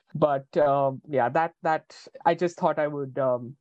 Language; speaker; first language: English; non-native, local second language; Bangla